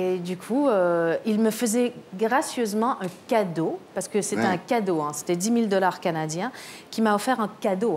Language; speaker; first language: French; native; French